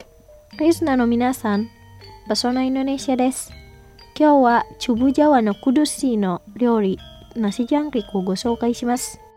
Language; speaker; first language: Japanese; non-native, fluent; Indonesian